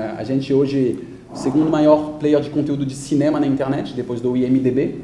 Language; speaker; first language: Portuguese; non-native, fluent; French